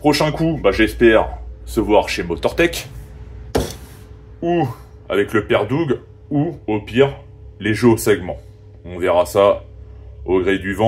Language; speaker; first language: French; native; French